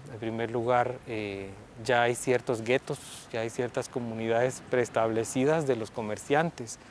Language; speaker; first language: Spanish; native; Spanish